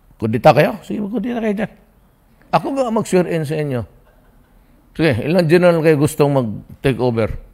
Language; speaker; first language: Filipino; non-native, local second language; Cebuano